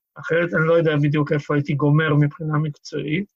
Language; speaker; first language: Hebrew; native; Hebrew